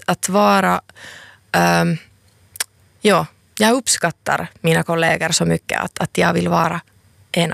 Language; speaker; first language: Swedish; non-native, local second language; Finnish